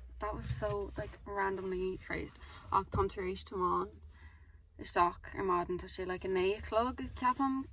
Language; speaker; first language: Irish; non-native, local second language; English